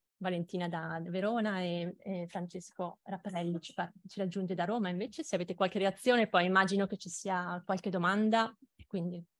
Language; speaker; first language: Italian; native; Italian